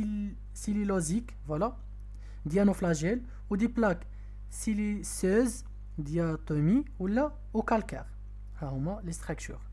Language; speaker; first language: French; non-native, local second language; Arabic